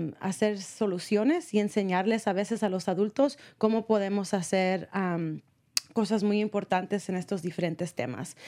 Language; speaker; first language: Spanish; early bilingual, heritage; Spanish